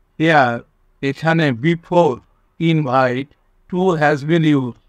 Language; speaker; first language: English; non-native, local second language; Bangla